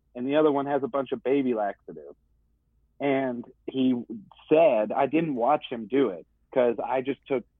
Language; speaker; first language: English; native; English